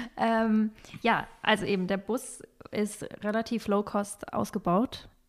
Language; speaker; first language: German; early bilingual, other home language; Russian